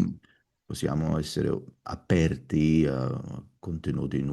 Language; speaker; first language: Italian; non-native, learner; Russian